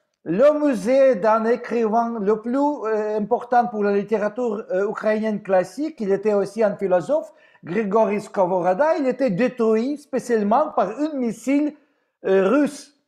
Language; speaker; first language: French; non-native, fluent; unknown